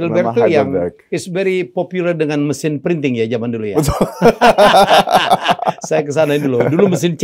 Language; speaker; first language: Indonesian; native; Indonesian